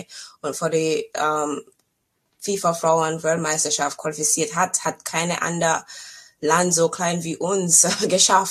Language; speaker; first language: German; non-native, fluent; English